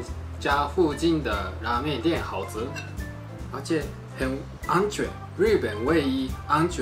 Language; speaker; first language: Chinese; non-native, fluent; Japanese